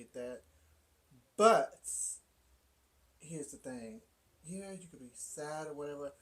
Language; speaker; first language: English; native; English